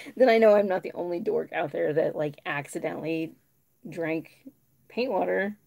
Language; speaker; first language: English; native; English